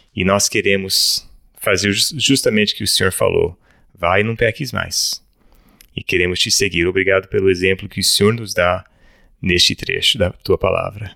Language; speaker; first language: Portuguese; early bilingual, other home language; English